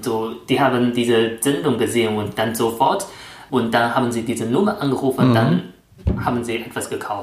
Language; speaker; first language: German; non-native, fluent; Chinese